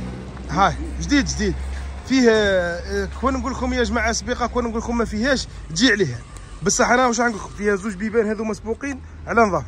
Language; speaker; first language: Arabic; native; Arabic